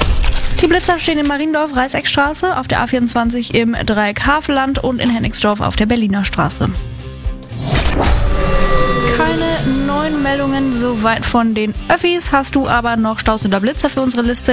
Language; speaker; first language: German; native; German